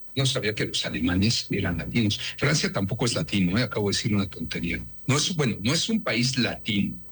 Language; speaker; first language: Spanish; native; Spanish